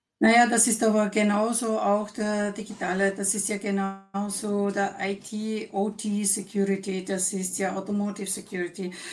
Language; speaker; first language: German; non-native, fluent; Bulgarian